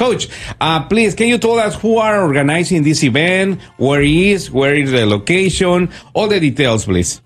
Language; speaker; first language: English; non-native, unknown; Spanish